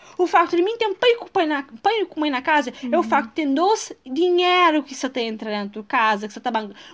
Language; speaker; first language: Portuguese; non-native, local second language; Kabuverdianu